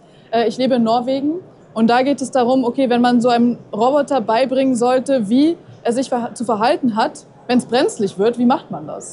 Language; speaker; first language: German; native; German